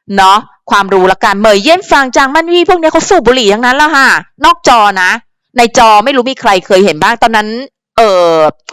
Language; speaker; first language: Thai; native; Thai